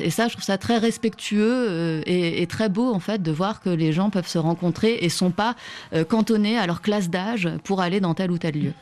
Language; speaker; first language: French; native; French